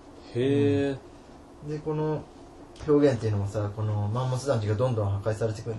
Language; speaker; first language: Japanese; native; Japanese